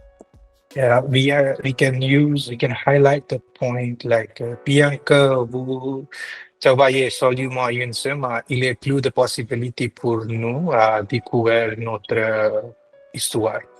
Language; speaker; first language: French; non-native, learner; Hindi